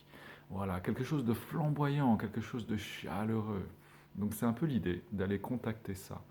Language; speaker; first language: French; native; French